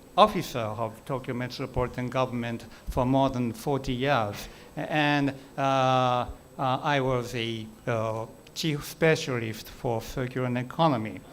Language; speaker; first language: English; non-native, learner; Japanese